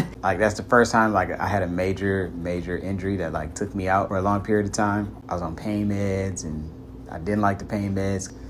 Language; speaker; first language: English; native; English